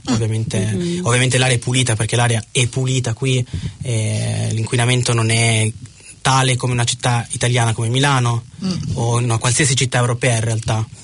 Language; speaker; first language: Italian; non-native, local second language; German